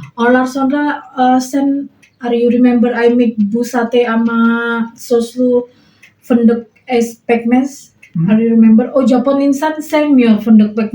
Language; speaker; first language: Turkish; non-native, learner; Indonesian